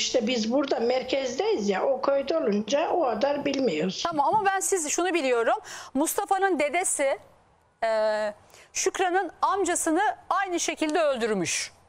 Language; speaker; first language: Turkish; native; Turkish